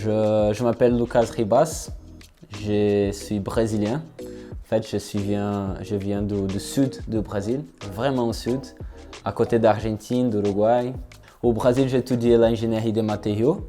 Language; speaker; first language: French; non-native, learner; Portuguese